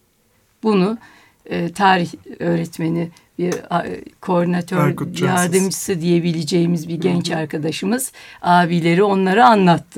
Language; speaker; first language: Turkish; native; Turkish